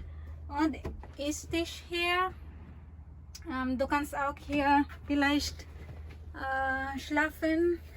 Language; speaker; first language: German; non-native, learner; Filipino